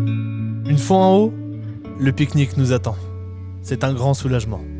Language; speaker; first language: French; native; French